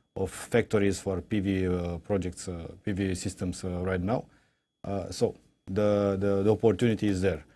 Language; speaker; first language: English; non-native, fluent; Romanian